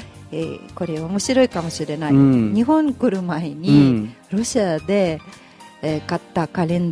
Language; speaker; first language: Japanese; non-native, fluent; Russian